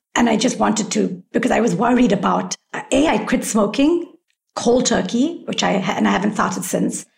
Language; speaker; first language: English; native; English